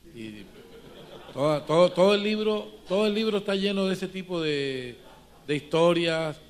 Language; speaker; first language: Spanish; native; Spanish